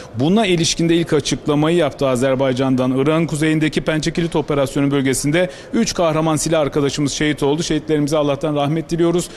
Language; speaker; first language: Turkish; native; Turkish